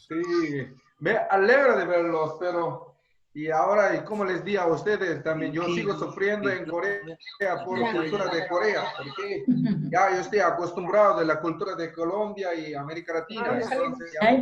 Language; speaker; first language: Spanish; non-native, fluent; Korean